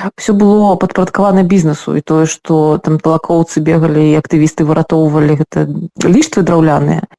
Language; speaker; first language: Belarusian; non-native, local second language; Russian